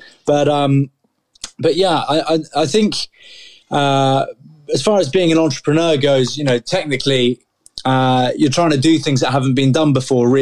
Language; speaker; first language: English; native; English